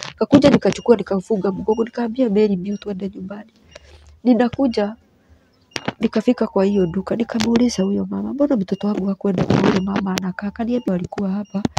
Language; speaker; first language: Swahili; non-native, local second language; Kikuyu